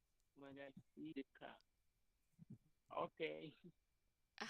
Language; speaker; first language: English; non-native, learner; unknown